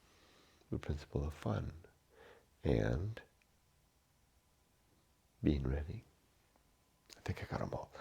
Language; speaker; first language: English; native; English